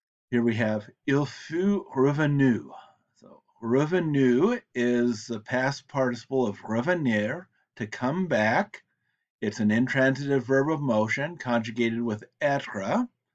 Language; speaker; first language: English; native; English